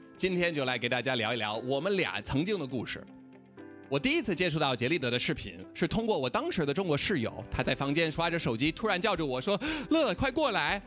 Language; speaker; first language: Chinese; non-native, fluent; English